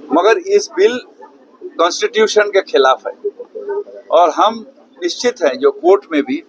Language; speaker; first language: Hindi; non-native, local second language; Bangla